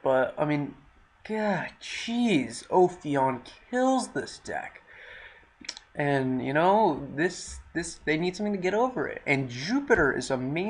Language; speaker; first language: English; native; English